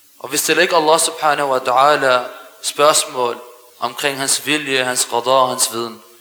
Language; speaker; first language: Danish; early bilingual, other home language; Arabic